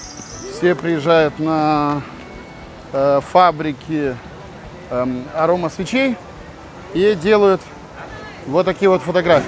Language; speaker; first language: Russian; native; Russian